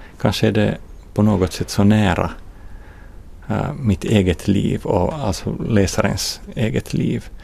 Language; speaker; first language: Swedish; non-native, fluent; Finnish